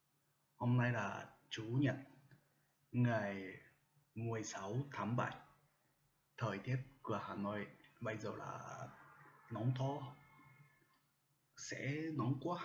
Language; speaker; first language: Vietnamese; non-native, learner; Japanese